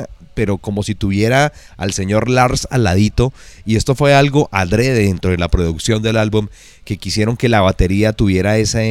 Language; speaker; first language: Spanish; native; Spanish